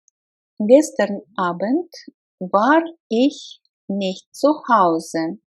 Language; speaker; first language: German; non-native, fluent; Russian